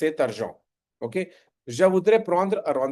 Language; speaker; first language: French; non-native, fluent; Hindi